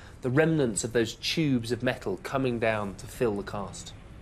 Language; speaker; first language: English; native; English